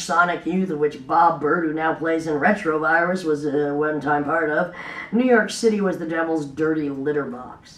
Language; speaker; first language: English; native; English